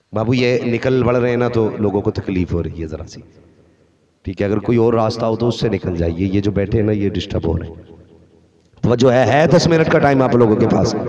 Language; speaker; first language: Urdu; native; Urdu